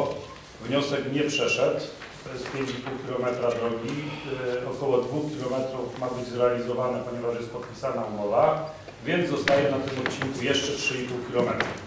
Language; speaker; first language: Polish; native; Polish